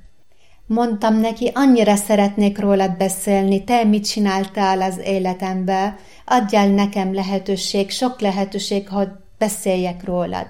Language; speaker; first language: Hungarian; non-native, fluent; Arabic